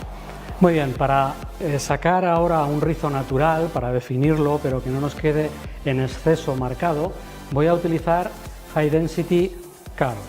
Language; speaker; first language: Spanish; native; Spanish